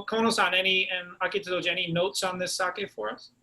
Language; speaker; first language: English; native; English